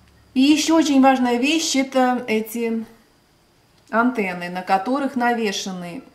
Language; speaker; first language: Russian; non-native, local second language; Latvian